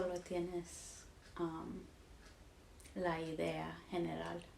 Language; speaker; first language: Spanish; early bilingual, heritage; English